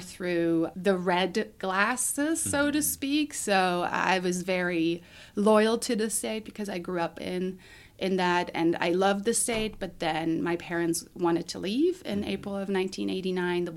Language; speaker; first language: English; non-native, fluent; German